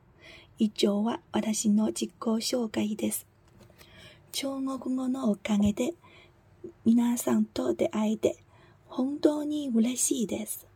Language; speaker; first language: Japanese; non-native, fluent; Chinese